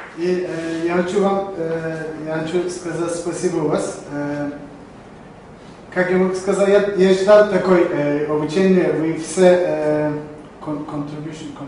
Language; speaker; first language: Russian; non-native, learner; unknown